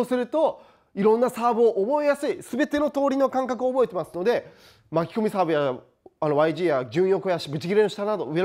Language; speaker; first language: Japanese; native; Japanese